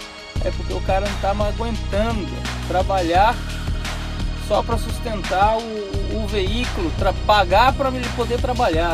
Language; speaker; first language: Portuguese; native; Portuguese